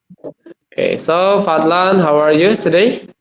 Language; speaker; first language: English; non-native, learner; Indonesian